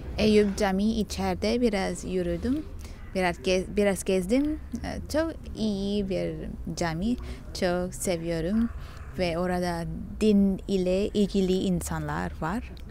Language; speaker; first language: Turkish; non-native, learner; Thai